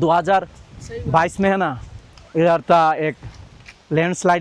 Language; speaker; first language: Hindi; non-native, learner; Bangla